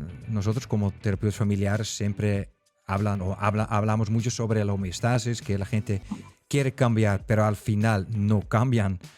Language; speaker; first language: Spanish; non-native, fluent; Dutch